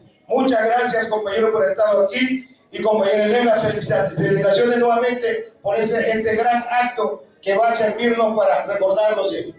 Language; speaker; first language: Spanish; non-native, fluent; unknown